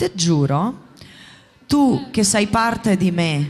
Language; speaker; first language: Italian; native; Italian